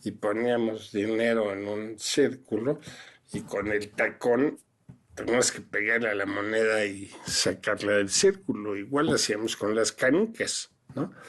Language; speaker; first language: Spanish; early bilingual, other home language; French